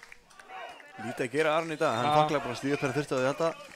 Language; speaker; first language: Icelandic; native; Icelandic